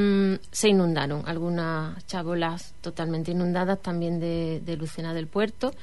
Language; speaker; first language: Spanish; native; Spanish